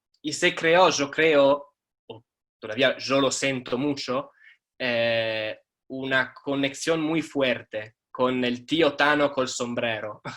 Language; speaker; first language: Spanish; non-native, fluent; Italian